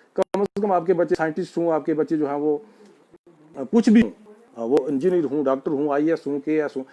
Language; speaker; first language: Urdu; non-native, local second language; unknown